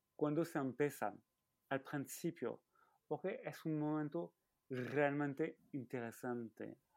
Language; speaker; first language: Spanish; non-native, fluent; French